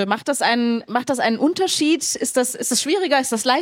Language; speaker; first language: German; native; German